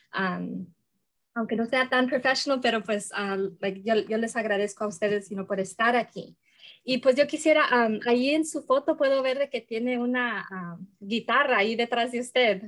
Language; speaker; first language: Spanish; early bilingual, heritage; Spanish